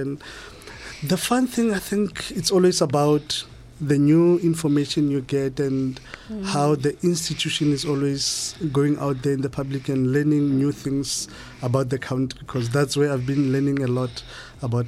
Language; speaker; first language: English; non-native, local second language; Southern Sotho